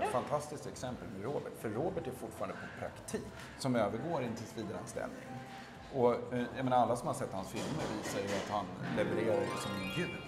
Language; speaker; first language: Swedish; native; Swedish